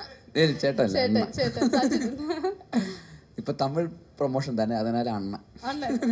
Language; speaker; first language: Tamil; non-native, learner; Malayalam